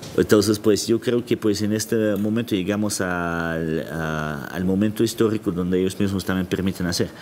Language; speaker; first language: Spanish; non-native, fluent; Russian